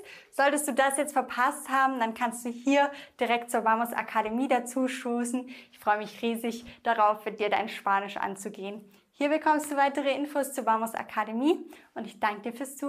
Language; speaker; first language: German; native; German